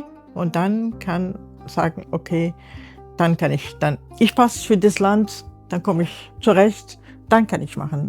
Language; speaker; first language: German; non-native, learner; Arabic